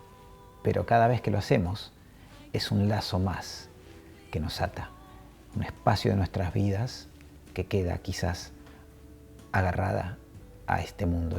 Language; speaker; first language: Spanish; native; Spanish